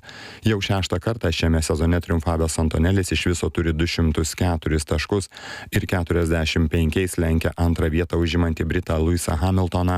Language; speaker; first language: Lithuanian; native; Lithuanian